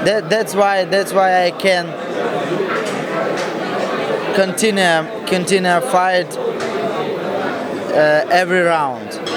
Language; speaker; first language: English; non-native, learner; Russian